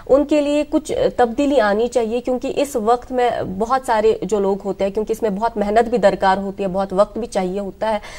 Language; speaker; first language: Hindi; non-native, local second language; Kashmiri